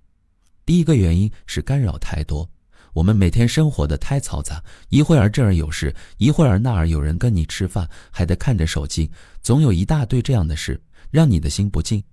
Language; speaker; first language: Chinese; native; Chinese